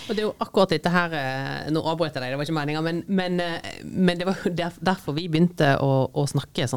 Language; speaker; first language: Norwegian; native; Norwegian